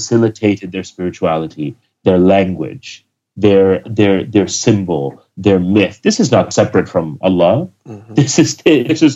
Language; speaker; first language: English; native; English